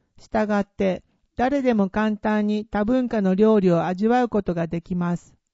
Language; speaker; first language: Japanese; non-native, fluent; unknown